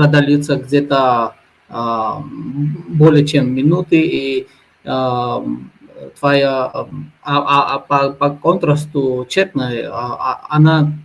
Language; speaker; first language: Russian; non-native, fluent; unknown